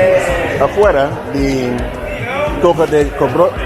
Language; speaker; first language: Spanish; non-native, learner; English